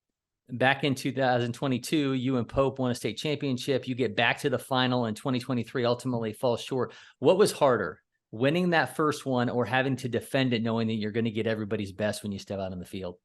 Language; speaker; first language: English; native; English